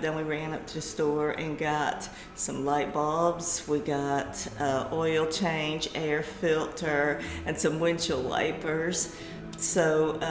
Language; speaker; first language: English; native; English